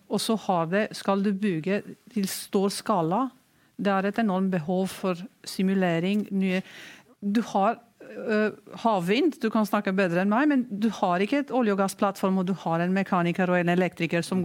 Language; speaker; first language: Norwegian; non-native, fluent; Romanian